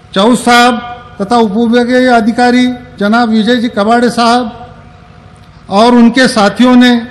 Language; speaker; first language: Hindi; non-native, local second language; Marathi